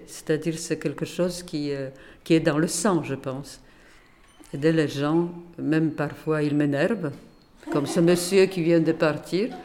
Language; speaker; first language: French; non-native, fluent; Polish